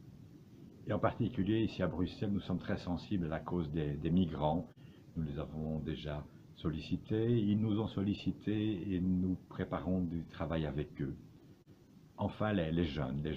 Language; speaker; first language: French; native; French